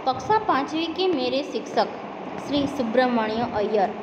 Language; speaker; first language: Hindi; non-native, local second language; Gujarati